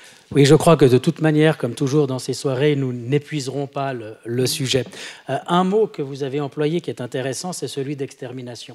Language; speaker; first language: French; native; French